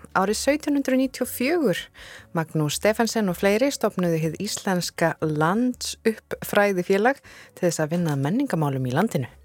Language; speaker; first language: Icelandic; native; Icelandic